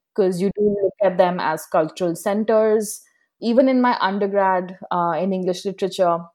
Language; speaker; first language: English; non-native, local second language; Hindi